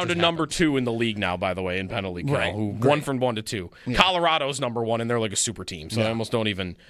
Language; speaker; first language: English; native; English